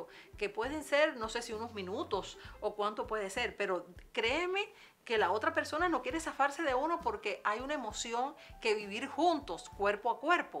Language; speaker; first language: Spanish; native; Spanish